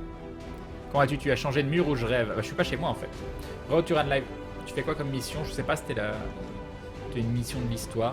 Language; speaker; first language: French; native; French